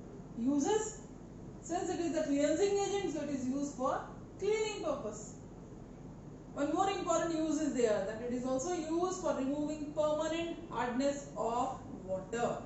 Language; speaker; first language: English; non-native, local second language; Hindi